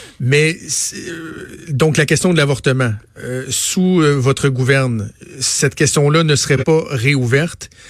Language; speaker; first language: French; native; French